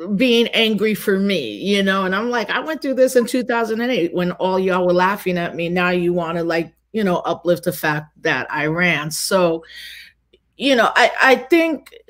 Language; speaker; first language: English; native; English